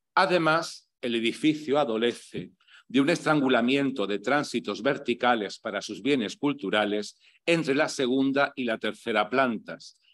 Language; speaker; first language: Spanish; native; Spanish